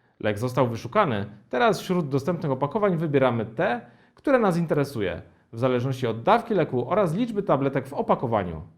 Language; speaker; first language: Polish; native; Polish